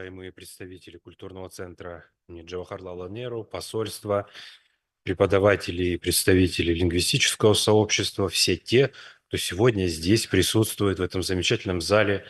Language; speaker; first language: Russian; native; Russian